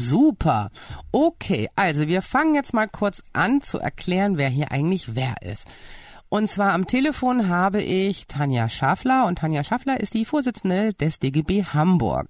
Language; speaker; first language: German; native; German